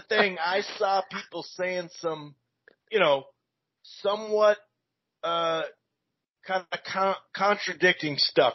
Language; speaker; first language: English; native; English